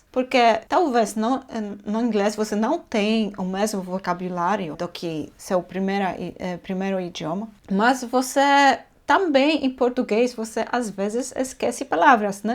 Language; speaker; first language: Portuguese; non-native, fluent; Polish